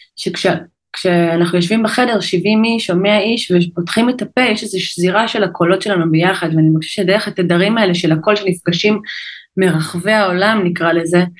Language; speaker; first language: Hebrew; native; Hebrew